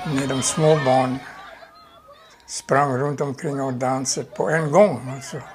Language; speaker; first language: Swedish; non-native, fluent; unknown